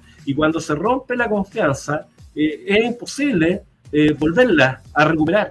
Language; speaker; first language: Spanish; native; Spanish